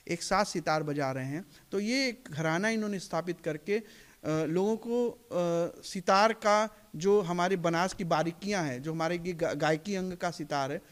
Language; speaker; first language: Hindi; native; Hindi